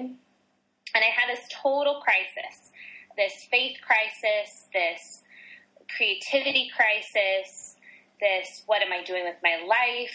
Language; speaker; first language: English; native; English